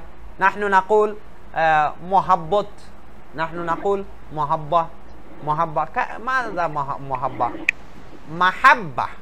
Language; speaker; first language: Arabic; non-native, fluent; Bangla